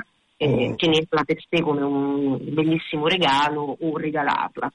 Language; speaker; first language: Italian; native; Italian